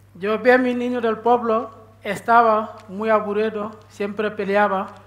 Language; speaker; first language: Spanish; non-native, learner; Wolof